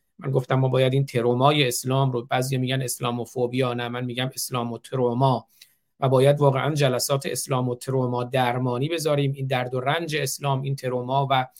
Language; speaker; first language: Persian; native; Persian